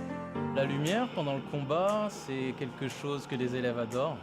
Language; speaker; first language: French; native; French